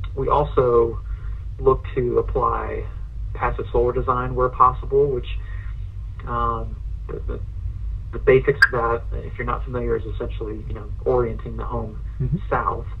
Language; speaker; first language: English; native; English